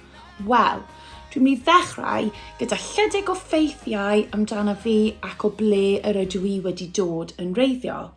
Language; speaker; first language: Welsh; native; Welsh